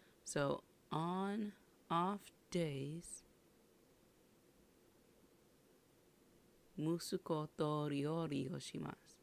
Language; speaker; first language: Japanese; non-native, learner; English